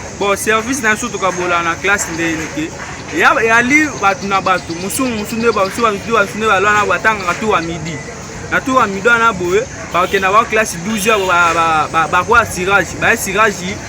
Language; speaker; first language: Lingala; native; Lingala